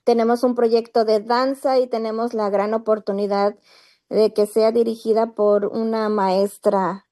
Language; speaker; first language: Spanish; native; Spanish